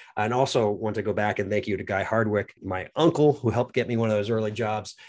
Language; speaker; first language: English; native; English